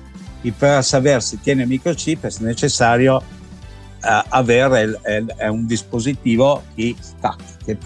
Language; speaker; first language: Spanish; non-native, learner; Italian